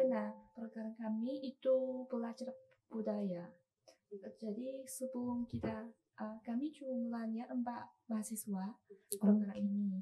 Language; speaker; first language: Indonesian; non-native, learner; Chinese